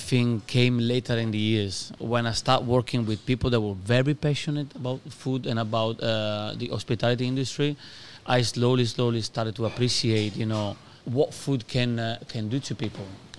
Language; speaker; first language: English; non-native, fluent; Italian